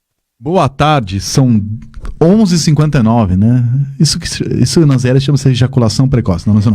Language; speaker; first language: Portuguese; native; Portuguese